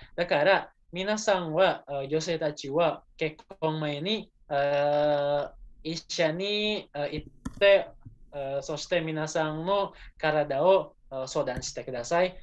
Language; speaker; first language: Japanese; non-native, learner; Indonesian